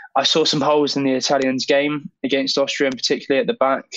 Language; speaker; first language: English; native; English